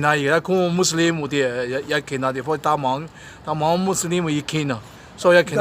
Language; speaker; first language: Danish; non-native, learner; Chinese